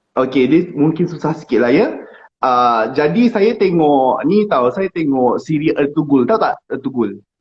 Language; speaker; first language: Malay; native; Malay